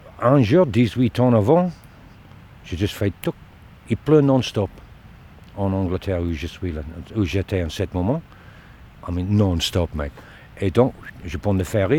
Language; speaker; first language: French; non-native, learner; English